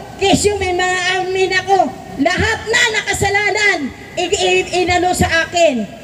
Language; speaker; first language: Filipino; non-native, local second language; Waray